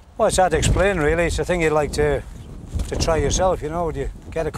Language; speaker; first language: English; native; English